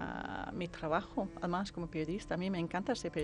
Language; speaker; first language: Spanish; non-native, fluent; Danish